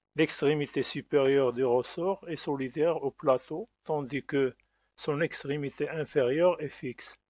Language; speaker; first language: French; non-native, local second language; Arabic